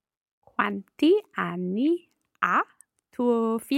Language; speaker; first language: Italian; non-native, learner; English